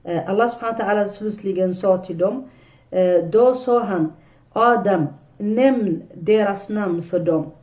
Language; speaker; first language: Swedish; non-native, fluent; Arabic